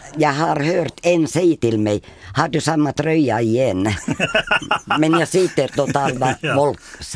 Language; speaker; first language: Swedish; non-native, learner; Finnish